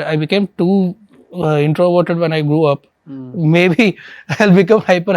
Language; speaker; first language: Telugu; native; Telugu